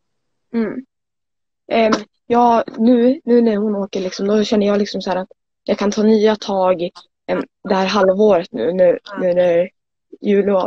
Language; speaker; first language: Swedish; native; Swedish